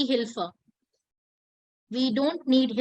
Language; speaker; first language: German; non-native, learner; Hindi